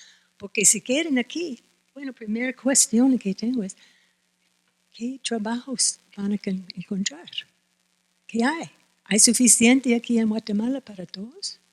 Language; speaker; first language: Spanish; non-native, fluent; English